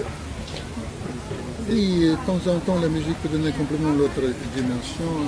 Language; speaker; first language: French; non-native, fluent; Russian